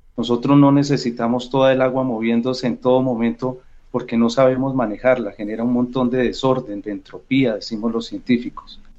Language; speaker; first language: Spanish; native; Spanish